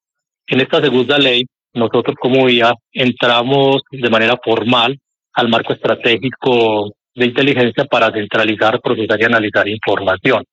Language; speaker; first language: Spanish; native; Spanish